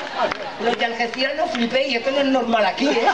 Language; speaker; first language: Spanish; native; Spanish